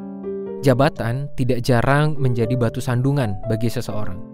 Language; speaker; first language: Indonesian; native; Indonesian